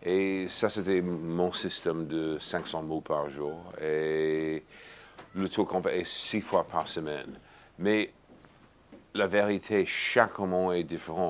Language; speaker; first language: French; non-native, fluent; English